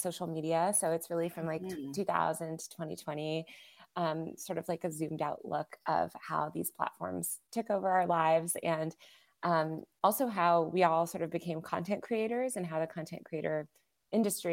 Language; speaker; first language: English; native; English